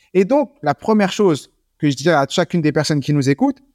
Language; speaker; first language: French; native; French